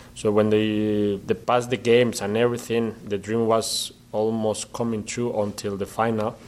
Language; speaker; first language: English; non-native, learner; Spanish